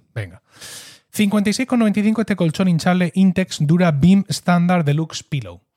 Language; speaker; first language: Spanish; native; Spanish